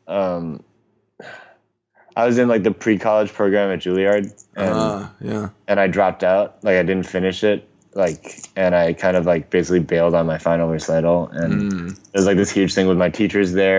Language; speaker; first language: English; non-native, local second language; Cantonese